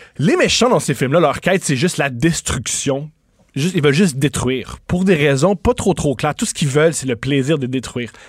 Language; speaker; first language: French; native; French